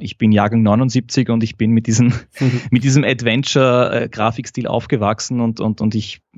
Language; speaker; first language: German; native; German